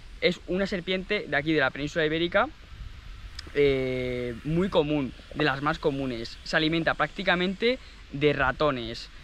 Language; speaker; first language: Spanish; native; Spanish